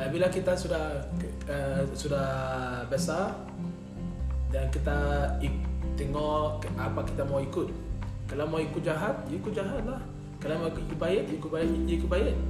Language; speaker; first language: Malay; non-native, learner; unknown